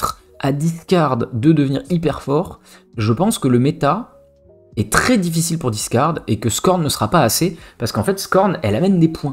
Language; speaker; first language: French; native; French